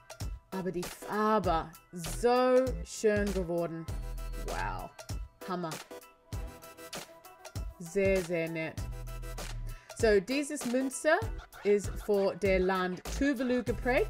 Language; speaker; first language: German; non-native, learner; English